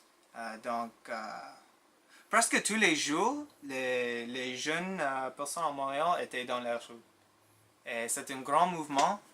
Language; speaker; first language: French; non-native, local second language; English